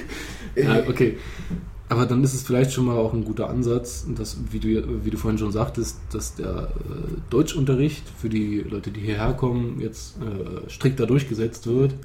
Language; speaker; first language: German; native; German